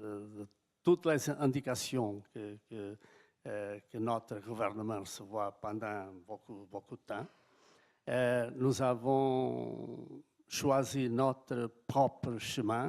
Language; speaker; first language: French; non-native, fluent; Portuguese